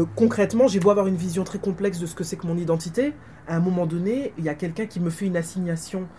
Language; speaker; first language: French; native; French